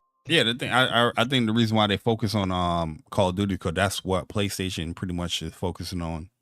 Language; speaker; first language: English; native; English